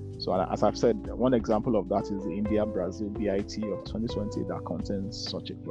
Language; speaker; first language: English; non-native, local second language; Yoruba